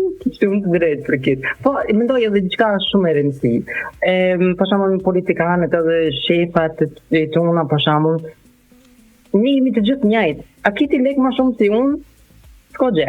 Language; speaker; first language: Albanian; non-native, learner; German